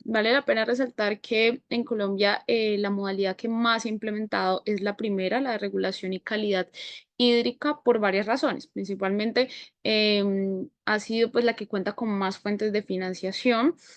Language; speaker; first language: Spanish; native; Spanish